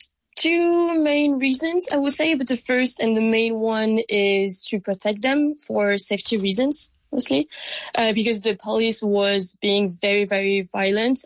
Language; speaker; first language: English; non-native, fluent; French